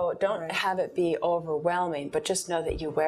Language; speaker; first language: English; native; English